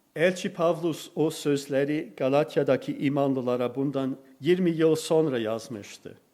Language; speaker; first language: Turkish; non-native, fluent; English